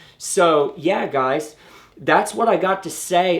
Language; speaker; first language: English; native; English